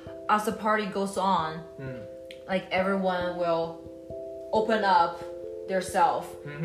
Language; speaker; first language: English; non-native, learner; Chinese